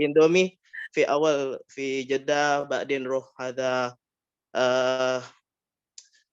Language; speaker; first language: Arabic; non-native, learner; Indonesian